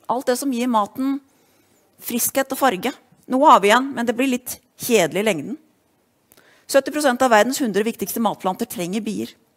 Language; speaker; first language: Norwegian; native; Norwegian